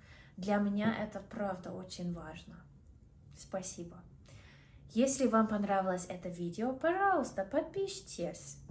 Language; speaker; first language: Russian; non-native, fluent; English